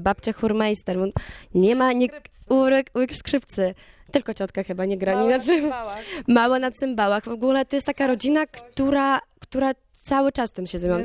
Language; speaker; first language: Polish; non-native, learner; Ukrainian